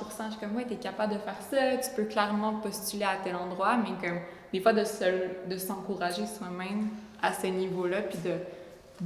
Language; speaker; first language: French; native; French